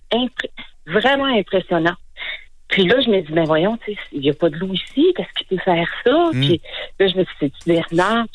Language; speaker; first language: French; native; French